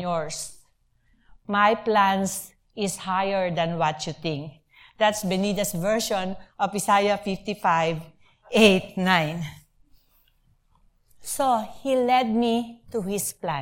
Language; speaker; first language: English; non-native, local second language; Filipino